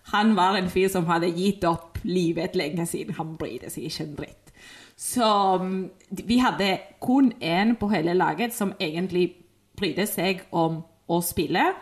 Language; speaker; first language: Norwegian; non-native, fluent; Spanish